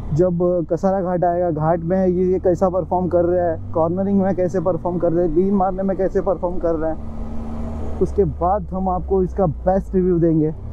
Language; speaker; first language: Hindi; non-native, local second language; Marathi